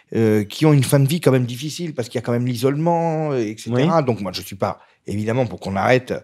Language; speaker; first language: French; native; French